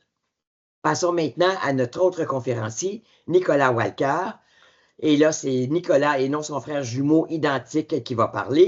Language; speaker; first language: French; native; French